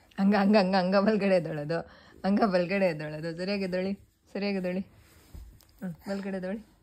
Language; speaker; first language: Kannada; native; Kannada